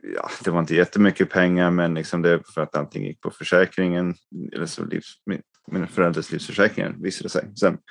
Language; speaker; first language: Swedish; non-native, fluent; English